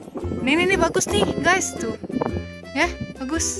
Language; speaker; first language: Indonesian; native; Indonesian